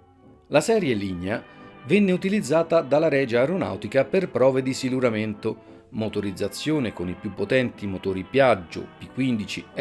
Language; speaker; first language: Italian; native; Italian